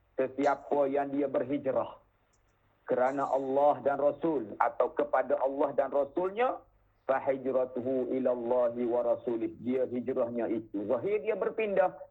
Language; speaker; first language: Malay; native; Malay